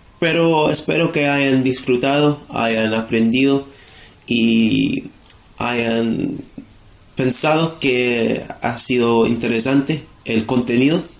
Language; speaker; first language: Spanish; non-native, fluent; English